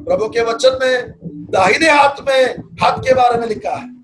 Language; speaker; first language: Hindi; non-native, local second language; Malayalam